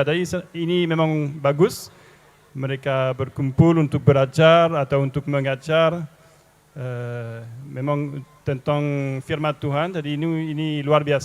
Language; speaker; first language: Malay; non-native, fluent; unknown